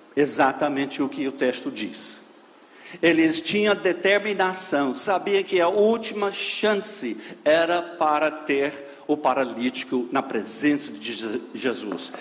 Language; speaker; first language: Portuguese; non-native, fluent; English